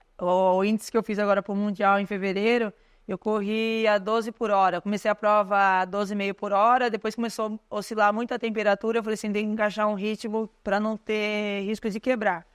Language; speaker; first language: Portuguese; native; Portuguese